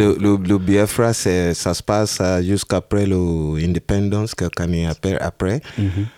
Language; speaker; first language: French; non-native, learner; Yoruba